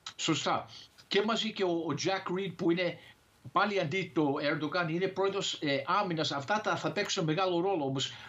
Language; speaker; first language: Greek; early bilingual, heritage; Greek